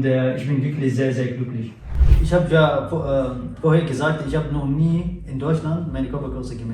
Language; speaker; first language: German; non-native, fluent; Arabic